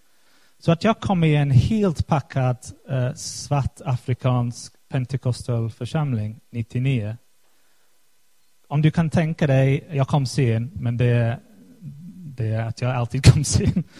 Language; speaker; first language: Swedish; non-native, fluent; English